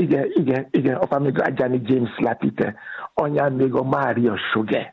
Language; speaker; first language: Hungarian; non-native, fluent; Yoruba